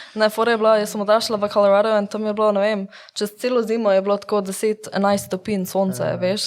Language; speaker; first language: Slovenian; early bilingual, heritage; Slovenian